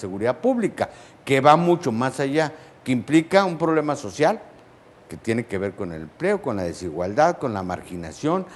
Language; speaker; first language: Spanish; native; Spanish